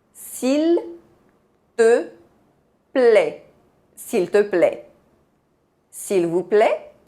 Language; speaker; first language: French; non-native, fluent; Portuguese